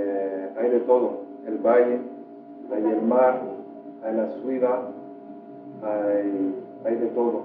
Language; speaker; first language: Spanish; non-native, fluent; French